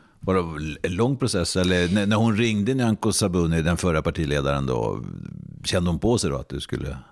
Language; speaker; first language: Swedish; native; Swedish